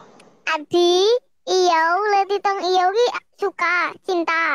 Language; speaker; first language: Vietnamese; non-native, learner; Indonesian